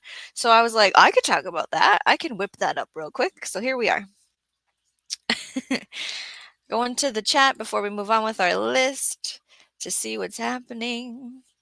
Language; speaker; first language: English; native; English